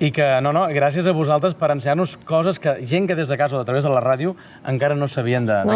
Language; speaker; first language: Catalan; native; Catalan